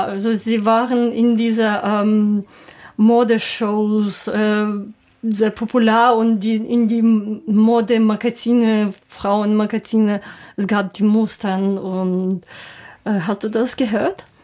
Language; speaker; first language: German; non-native, learner; Ukrainian